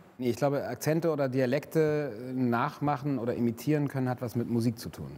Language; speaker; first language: German; native; German